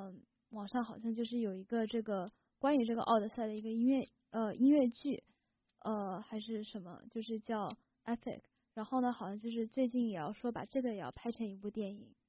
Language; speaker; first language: Chinese; early bilingual, heritage; Chinese